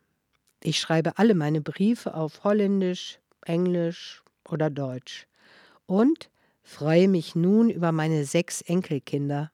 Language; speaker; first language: German; non-native, fluent; Dutch